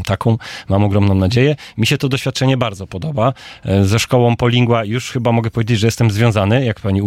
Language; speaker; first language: Polish; native; Polish